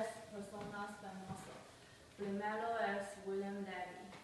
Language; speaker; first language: Spanish; non-native, learner; English